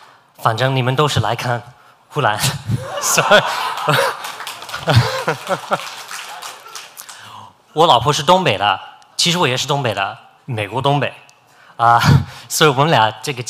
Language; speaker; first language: Chinese; non-native, fluent; English